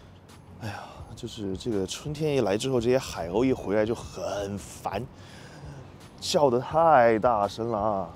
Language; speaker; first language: Chinese; native; Chinese